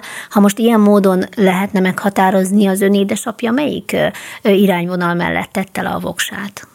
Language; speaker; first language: Hungarian; native; Hungarian